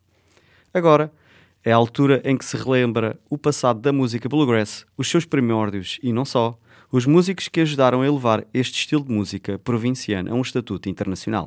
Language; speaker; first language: Portuguese; native; Portuguese